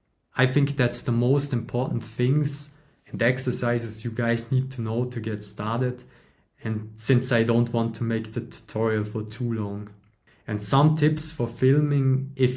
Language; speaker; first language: English; non-native, fluent; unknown